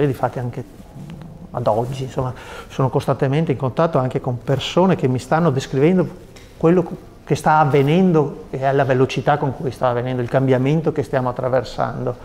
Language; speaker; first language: Italian; native; Italian